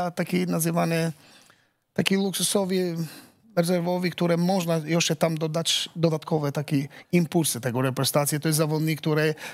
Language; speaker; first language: Polish; non-native, learner; Albanian